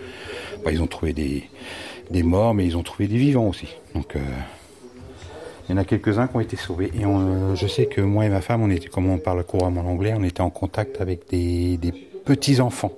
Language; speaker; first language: French; native; French